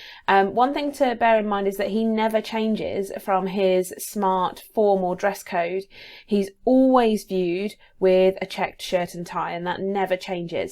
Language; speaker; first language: English; native; English